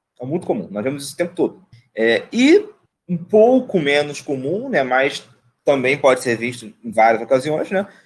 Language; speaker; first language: Portuguese; native; Portuguese